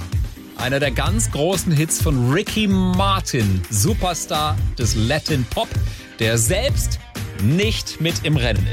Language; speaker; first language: German; native; German